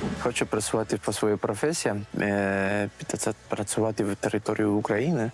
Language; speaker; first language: Ukrainian; non-native, learner; Spanish